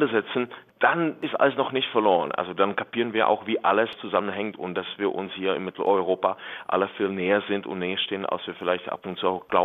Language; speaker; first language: German; non-native, fluent; Czech